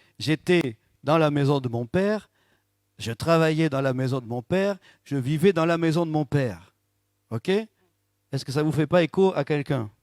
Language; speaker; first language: French; native; French